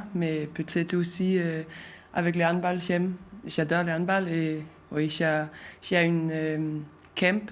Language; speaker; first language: French; non-native, learner; Danish